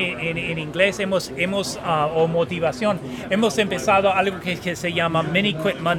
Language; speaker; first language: Spanish; non-native, fluent; English